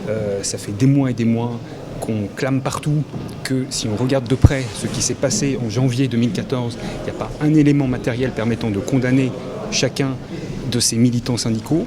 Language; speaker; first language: French; native; French